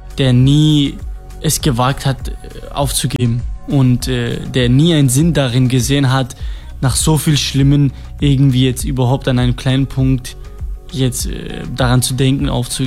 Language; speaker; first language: German; non-native, fluent; Kurdish